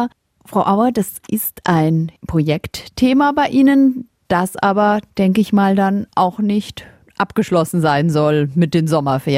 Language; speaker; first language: German; native; German